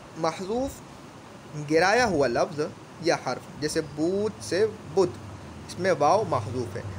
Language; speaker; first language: Urdu; native; Urdu